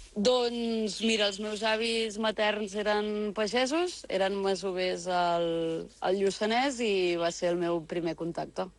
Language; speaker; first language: Catalan; native; Catalan